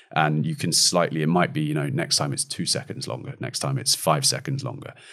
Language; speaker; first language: English; native; English